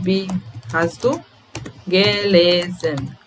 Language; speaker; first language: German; non-native, fluent; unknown